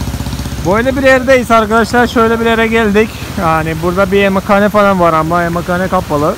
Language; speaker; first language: Turkish; non-native, fluent; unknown